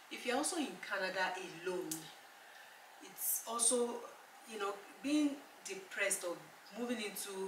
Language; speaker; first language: English; non-native, local second language; Yoruba